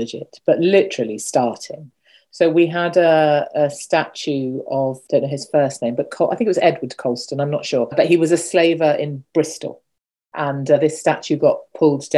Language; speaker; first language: English; native; English